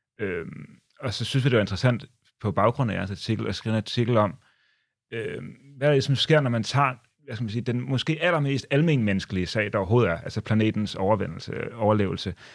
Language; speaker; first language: Danish; native; Danish